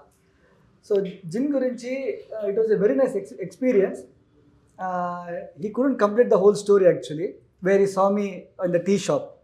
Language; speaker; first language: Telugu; non-native, learner; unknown